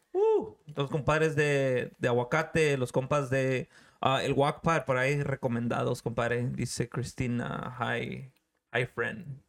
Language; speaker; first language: Spanish; early bilingual, other home language; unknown